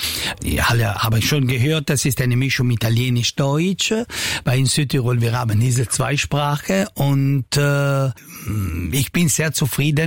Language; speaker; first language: German; non-native, local second language; Italian